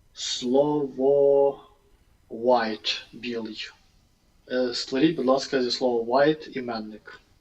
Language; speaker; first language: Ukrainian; non-native, local second language; Russian